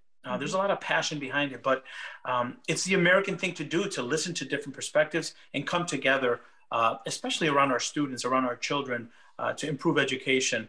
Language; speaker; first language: English; early bilingual, other home language; Spanish